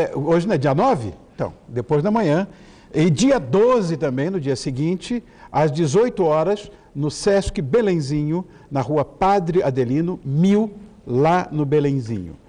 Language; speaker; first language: Portuguese; native; Portuguese